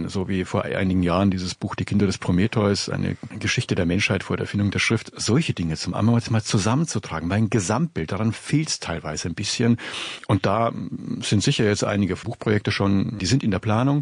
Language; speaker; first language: German; native; German